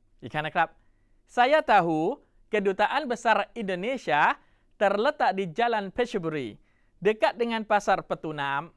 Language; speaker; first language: Indonesian; non-native, fluent; Thai